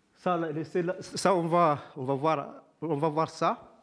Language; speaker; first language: French; non-native, local second language; Kinyarwanda